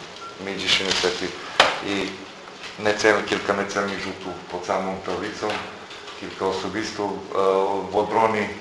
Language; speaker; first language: Polish; non-native, fluent; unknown